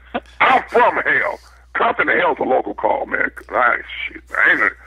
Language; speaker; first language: English; native; English